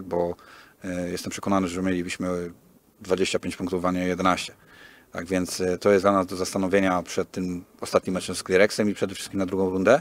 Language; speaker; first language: Polish; native; Polish